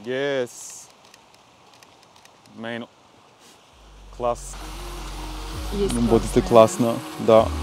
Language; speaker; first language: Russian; non-native, learner; English